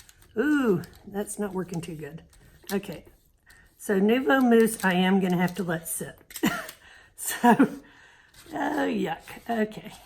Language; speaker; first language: English; native; English